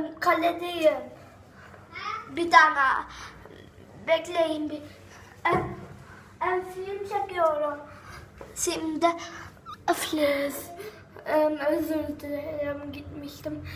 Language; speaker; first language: Turkish; non-native, learner; Dutch